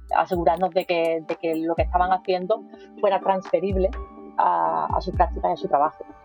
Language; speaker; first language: Spanish; native; Spanish